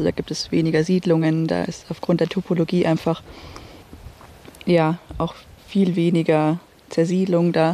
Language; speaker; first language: German; native; German